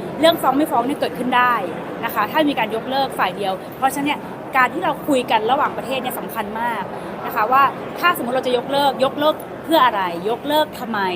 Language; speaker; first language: Thai; native; Thai